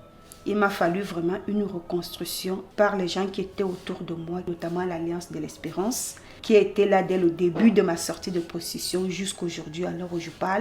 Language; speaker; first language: French; native; French